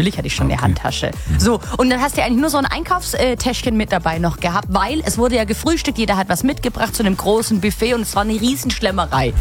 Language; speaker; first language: German; native; German